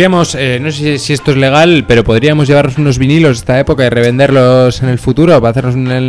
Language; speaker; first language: Spanish; native; Spanish